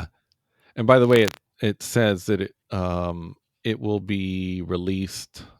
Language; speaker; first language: English; native; English